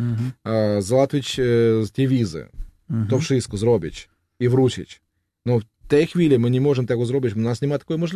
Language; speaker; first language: Polish; non-native, learner; Russian